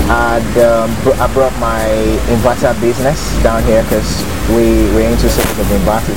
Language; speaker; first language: English; non-native, local second language; Yoruba